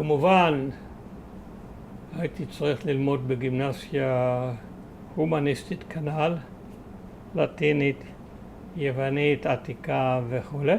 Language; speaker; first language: Hebrew; early bilingual, other home language; German